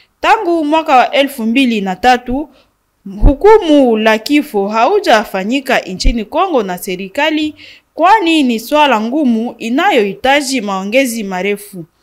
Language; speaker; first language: Swahili; non-native, local second language; Nande